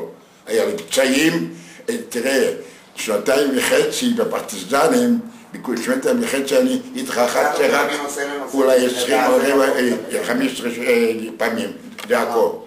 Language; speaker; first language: Hebrew; non-native, fluent; Yiddish